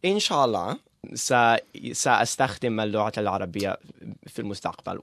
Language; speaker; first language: Arabic; non-native, learner; English